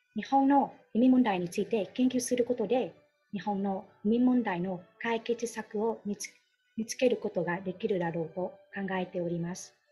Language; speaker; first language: Japanese; non-native, fluent; Vietnamese